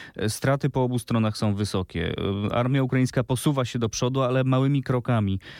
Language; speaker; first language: Polish; native; Polish